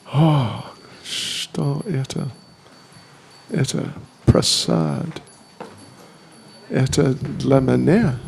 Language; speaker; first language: Russian; non-native, learner; English